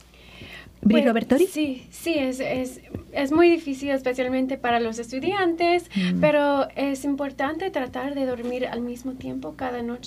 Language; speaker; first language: Spanish; non-native, fluent; English